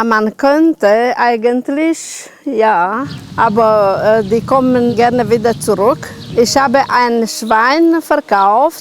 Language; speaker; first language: German; non-native, local second language; Romanian